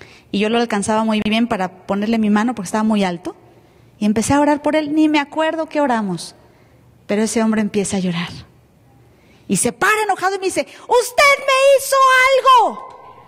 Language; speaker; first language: Spanish; native; Spanish